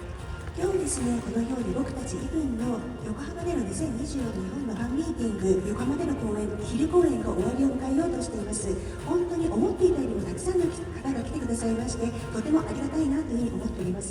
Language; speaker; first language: Japanese; native; Japanese